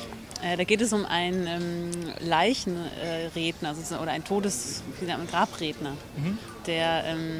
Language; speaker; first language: German; native; German